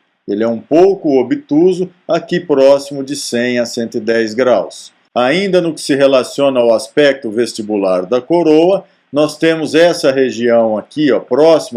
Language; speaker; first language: Portuguese; native; Portuguese